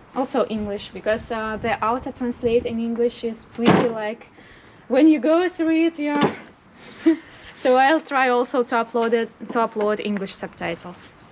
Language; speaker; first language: English; non-native, fluent; Russian